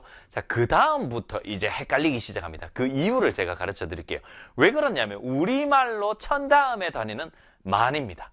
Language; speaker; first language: Korean; native; Korean